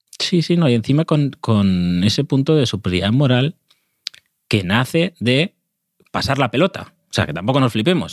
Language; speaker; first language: Spanish; native; Spanish